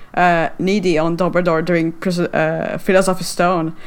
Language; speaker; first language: English; non-native, fluent; French